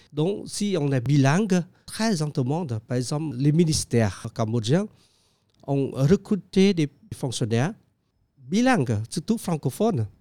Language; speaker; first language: French; non-native, fluent; Khmer